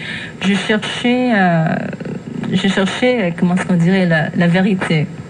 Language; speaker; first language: French; non-native, fluent; English